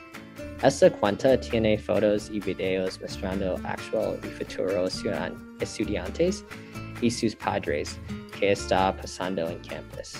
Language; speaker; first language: Spanish; non-native, learner; English